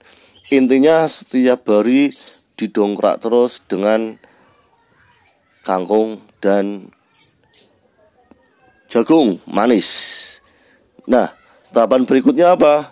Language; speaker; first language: Indonesian; native; Indonesian